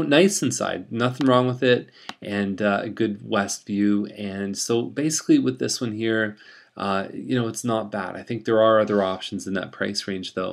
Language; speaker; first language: English; native; English